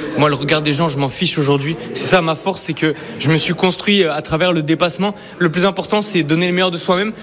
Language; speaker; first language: French; early bilingual, other home language; Ukrainian